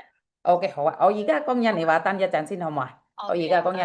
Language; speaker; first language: Cantonese; non-native, fluent; Javanese